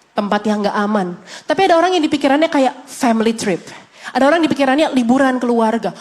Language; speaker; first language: Indonesian; native; Indonesian